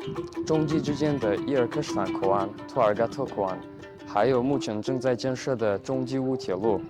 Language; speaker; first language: Chinese; early bilingual, heritage; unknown